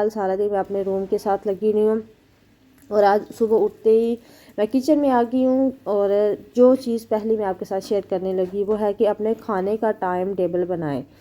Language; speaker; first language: Urdu; native; Urdu